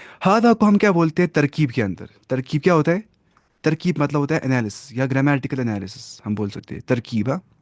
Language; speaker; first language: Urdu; non-native, local second language; Kashmiri